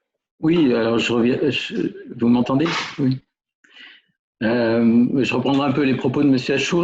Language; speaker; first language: French; native; French